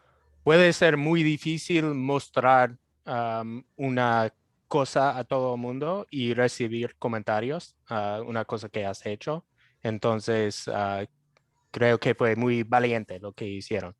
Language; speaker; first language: Spanish; non-native, fluent; English